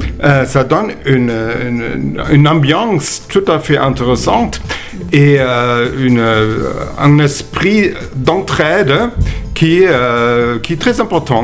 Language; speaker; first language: French; non-native, fluent; German